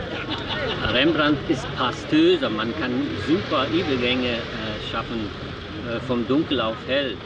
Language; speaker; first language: German; non-native, fluent; Polish